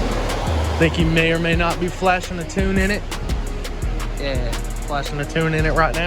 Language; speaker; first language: English; native; English